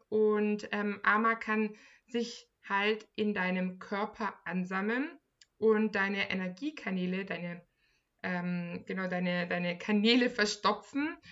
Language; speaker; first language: German; native; German